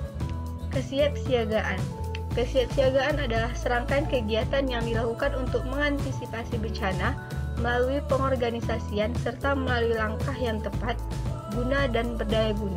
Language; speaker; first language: Indonesian; native; Indonesian